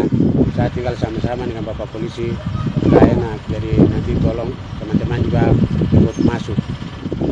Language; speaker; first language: Indonesian; non-native, local second language; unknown